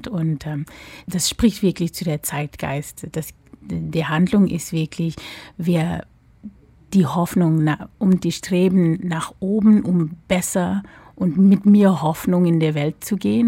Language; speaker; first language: German; non-native, fluent; English